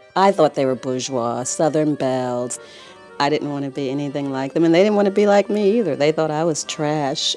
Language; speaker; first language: English; native; English